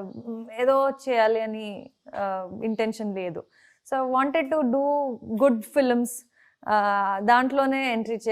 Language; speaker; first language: Telugu; non-native, fluent; Kannada